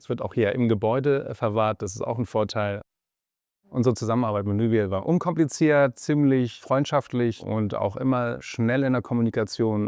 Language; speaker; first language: German; native; German